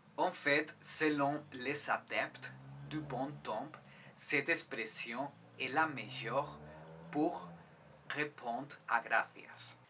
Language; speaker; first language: French; non-native, fluent; Spanish